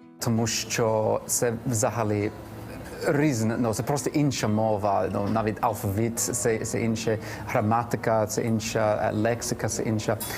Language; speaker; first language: Ukrainian; non-native, fluent; English